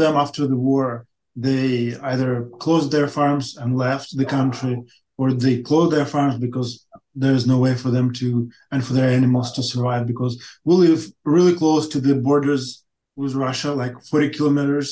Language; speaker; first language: English; non-native, fluent; Ukrainian